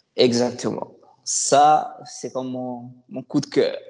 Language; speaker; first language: French; non-native, local second language; Lingala